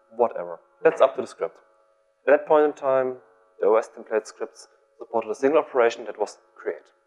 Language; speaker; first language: English; non-native, fluent; German